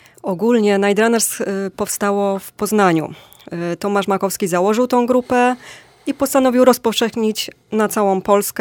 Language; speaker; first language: Polish; native; Polish